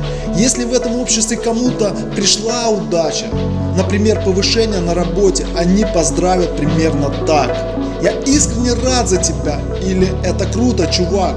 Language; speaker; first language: Russian; native; Russian